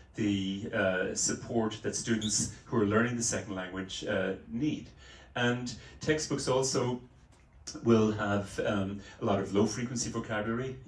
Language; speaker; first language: English; native; English